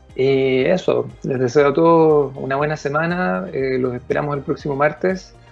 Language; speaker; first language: Spanish; native; Spanish